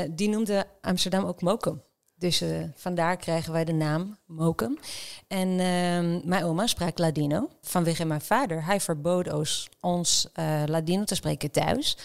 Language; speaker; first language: Dutch; non-native, fluent; Hebrew